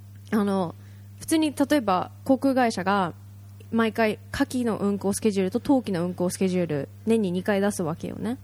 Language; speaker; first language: Japanese; native; Japanese